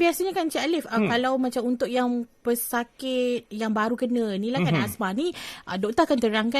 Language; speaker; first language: Malay; native; Malay